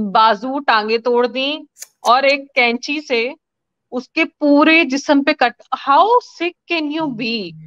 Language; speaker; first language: Hindi; native; Hindi